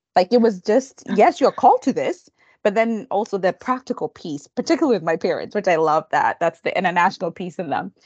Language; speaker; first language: English; non-native, local second language; Kamba